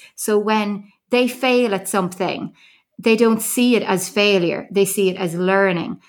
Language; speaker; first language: English; native; English